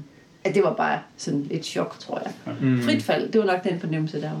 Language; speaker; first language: Danish; native; Danish